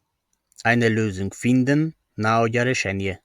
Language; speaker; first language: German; non-native, fluent; Macedonian